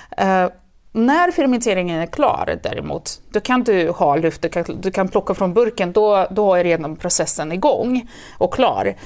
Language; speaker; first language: Swedish; non-native, fluent; Russian